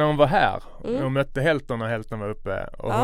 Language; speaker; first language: Swedish; native; Swedish